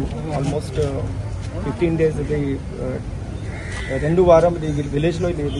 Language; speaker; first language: Telugu; non-native, learner; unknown